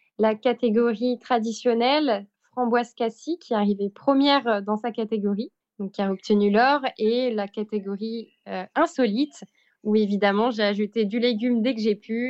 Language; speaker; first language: French; native; French